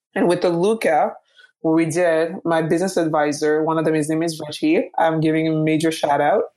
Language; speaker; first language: English; early bilingual, other home language; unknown